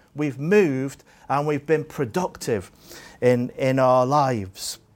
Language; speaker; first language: English; native; English